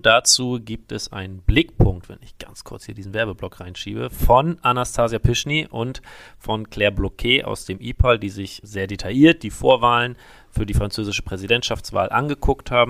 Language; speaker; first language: German; native; German